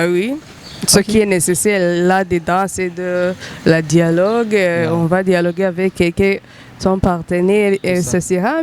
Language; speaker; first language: French; non-native, local second language; Rundi